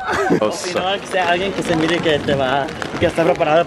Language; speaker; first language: Spanish; native; Spanish